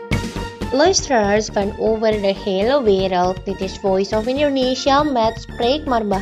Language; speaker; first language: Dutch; non-native, fluent; Indonesian